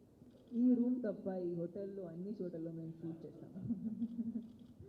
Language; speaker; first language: Telugu; non-native, fluent; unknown